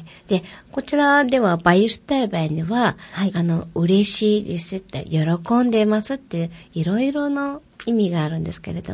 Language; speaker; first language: Japanese; native; Japanese